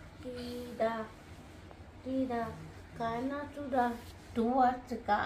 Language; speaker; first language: Indonesian; non-native, learner; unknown